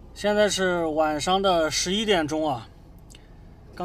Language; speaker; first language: Chinese; native; Chinese